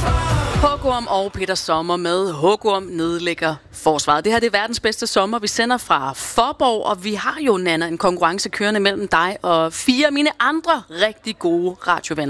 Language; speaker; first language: Danish; native; Danish